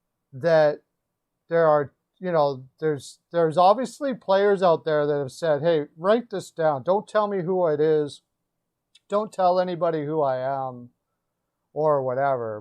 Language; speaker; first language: English; native; English